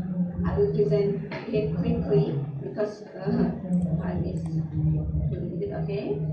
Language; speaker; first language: English; non-native, learner; Indonesian